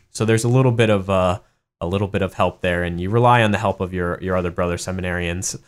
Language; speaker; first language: English; native; English